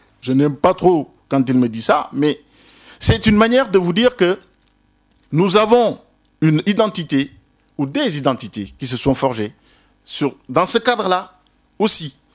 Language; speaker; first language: French; non-native, local second language; Wolof